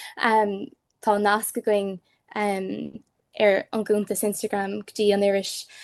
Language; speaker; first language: Irish; native; Irish